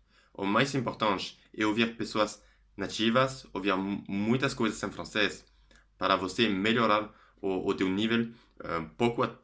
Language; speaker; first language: Portuguese; non-native, fluent; French